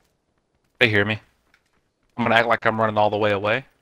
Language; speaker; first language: English; native; English